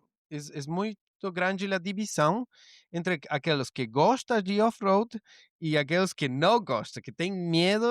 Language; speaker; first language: Portuguese; non-native, learner; Spanish